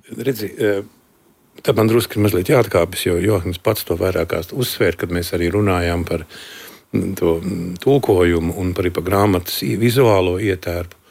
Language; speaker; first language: Latvian; native; Latvian